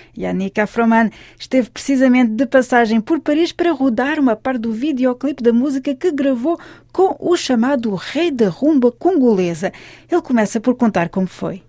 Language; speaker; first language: Portuguese; native; Portuguese